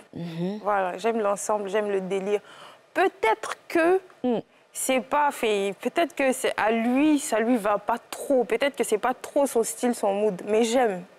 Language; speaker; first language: French; native; French